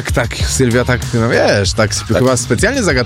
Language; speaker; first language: Polish; native; Polish